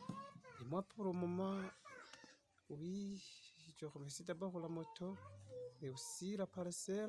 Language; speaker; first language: French; non-native, local second language; Rundi